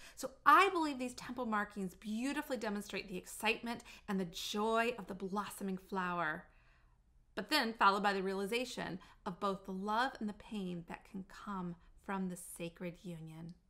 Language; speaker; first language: English; native; English